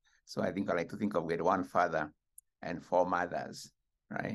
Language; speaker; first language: English; non-native, local second language; Kikuyu